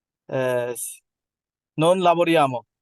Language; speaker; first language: Italian; non-native, learner; Bangla